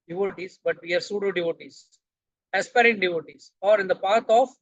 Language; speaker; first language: English; non-native, local second language; Hindi